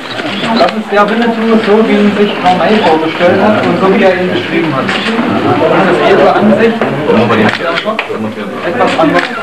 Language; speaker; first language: German; native; German